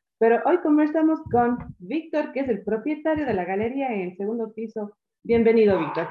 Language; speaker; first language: Spanish; native; Spanish